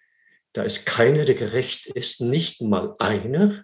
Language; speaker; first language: German; non-native, fluent; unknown